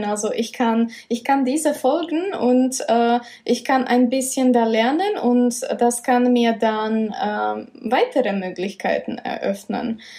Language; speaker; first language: German; non-native, fluent; Czech